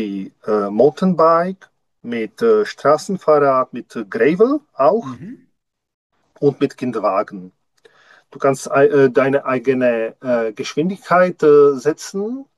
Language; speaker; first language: German; non-native, learner; Czech